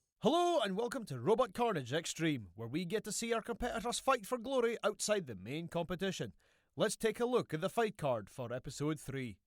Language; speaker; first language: English; native; English